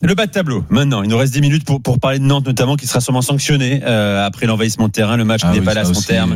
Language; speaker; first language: French; native; French